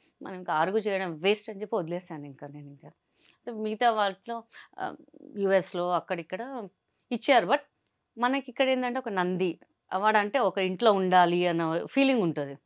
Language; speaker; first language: Telugu; non-native, local second language; Hindi